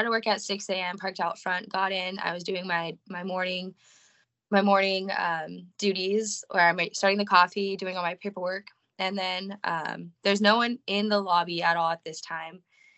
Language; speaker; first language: English; native; English